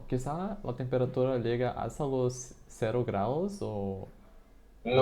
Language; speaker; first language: Spanish; non-native, fluent; Portuguese